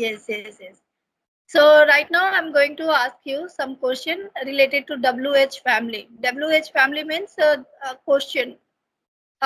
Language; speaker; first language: English; non-native, learner; Hindi